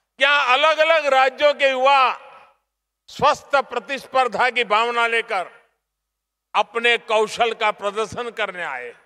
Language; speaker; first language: Hindi; non-native, local second language; Gujarati